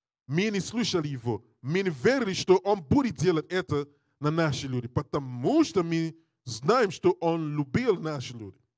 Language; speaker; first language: Russian; non-native, learner; English